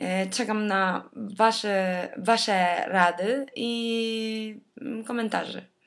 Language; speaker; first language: Polish; non-native, learner; Spanish